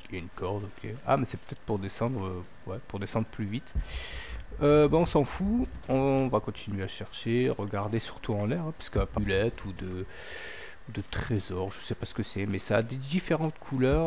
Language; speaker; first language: French; native; French